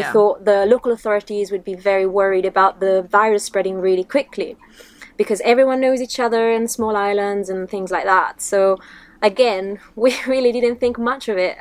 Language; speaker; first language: English; non-native, fluent; Italian